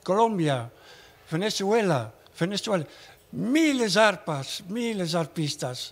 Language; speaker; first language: Spanish; non-native, learner; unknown